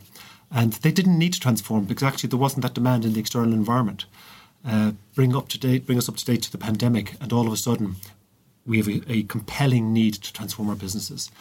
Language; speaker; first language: English; native; English